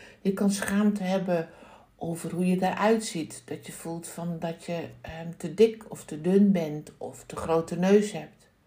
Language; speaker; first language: Dutch; native; Dutch